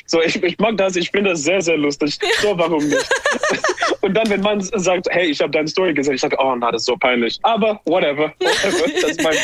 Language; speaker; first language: German; non-native, learner; English